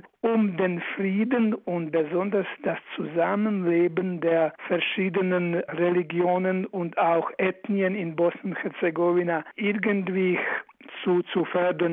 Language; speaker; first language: German; non-native, fluent; Croatian